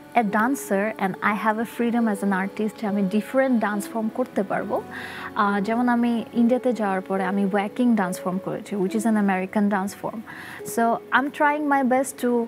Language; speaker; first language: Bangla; early bilingual, heritage; Bangla